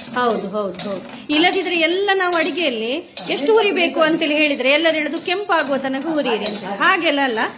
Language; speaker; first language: Kannada; non-native, local second language; Konkani